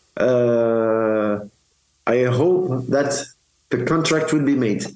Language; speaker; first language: English; non-native, fluent; Arabic